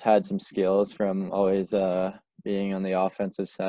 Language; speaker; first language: English; native; English